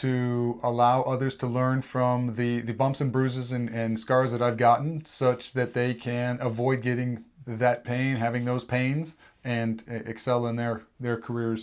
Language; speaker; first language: English; native; English